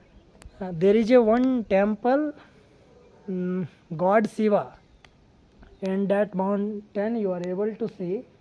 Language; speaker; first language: English; non-native, learner; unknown